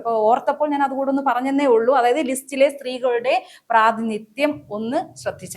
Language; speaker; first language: Malayalam; native; Malayalam